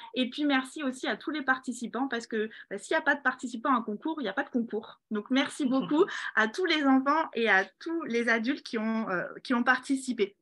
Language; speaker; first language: French; native; French